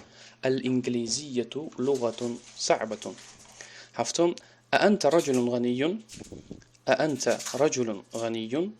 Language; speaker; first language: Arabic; non-native, fluent; Tajik